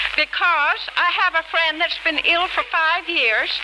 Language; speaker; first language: English; native; English